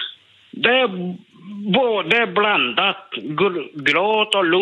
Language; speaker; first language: Swedish; non-native, learner; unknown